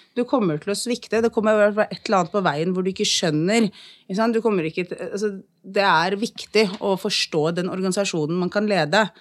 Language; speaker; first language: Norwegian; early bilingual, other home language; Arabic